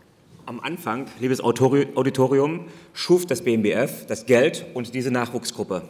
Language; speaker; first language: German; native; German